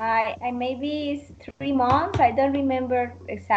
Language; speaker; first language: English; non-native, learner; Spanish